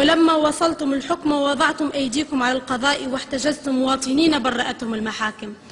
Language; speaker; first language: Arabic; native; Arabic